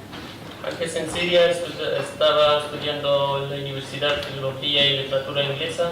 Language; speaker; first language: Spanish; non-native, fluent; Kurdish